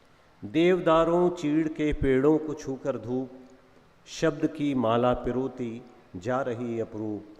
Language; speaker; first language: Hindi; native; Hindi